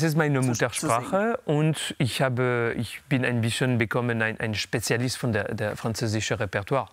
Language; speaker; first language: German; non-native, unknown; French